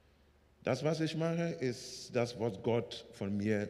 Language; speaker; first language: German; non-native, learner; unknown